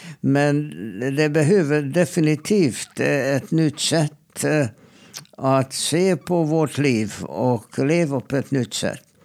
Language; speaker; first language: Swedish; non-native, fluent; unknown